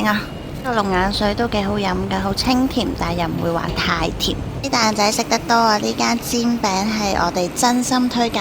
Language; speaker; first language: Cantonese; native; Cantonese